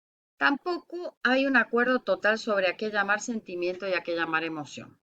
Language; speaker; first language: Spanish; native; Spanish